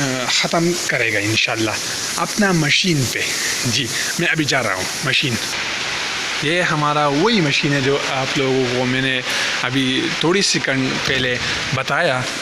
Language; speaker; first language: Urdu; non-native, local second language; Pashto